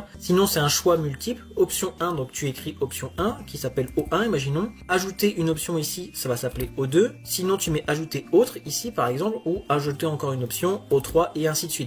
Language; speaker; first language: French; native; French